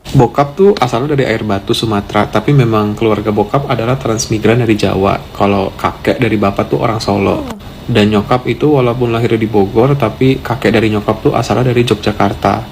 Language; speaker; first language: Indonesian; native; Indonesian